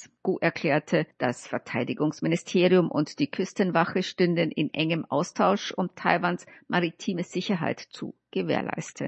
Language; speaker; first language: German; native; German